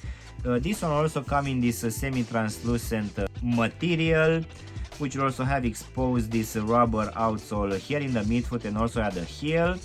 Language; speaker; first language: English; non-native, fluent; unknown